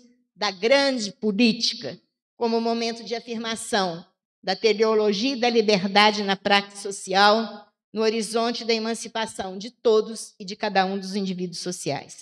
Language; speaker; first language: Portuguese; native; Portuguese